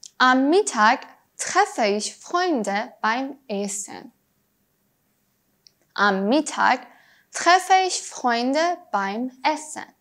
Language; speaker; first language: German; non-native, fluent; Persian